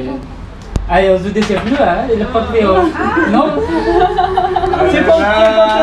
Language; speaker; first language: French; non-native, learner; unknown